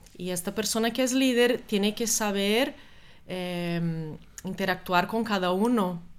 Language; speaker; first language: Spanish; non-native, fluent; Portuguese